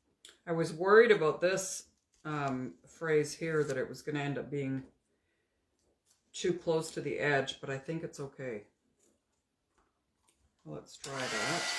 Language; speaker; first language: English; native; English